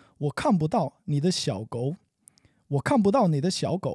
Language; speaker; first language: Chinese; non-native, learner; English